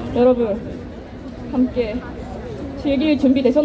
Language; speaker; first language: Korean; non-native, fluent; Japanese